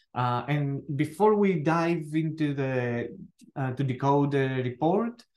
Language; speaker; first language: English; non-native, fluent; Greek